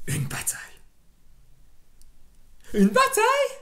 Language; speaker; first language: French; non-native, fluent; English